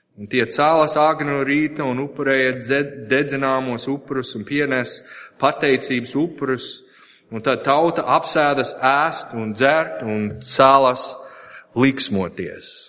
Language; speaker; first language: Latvian; non-native, fluent; English